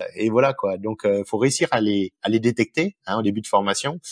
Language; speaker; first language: French; native; French